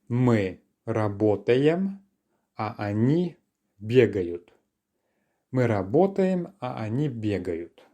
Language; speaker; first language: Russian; non-native, fluent; English